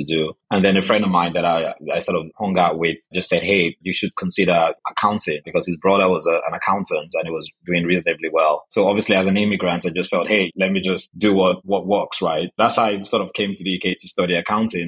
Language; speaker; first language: English; non-native, local second language; Yoruba